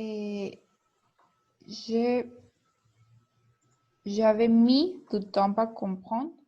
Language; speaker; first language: French; non-native, learner; Spanish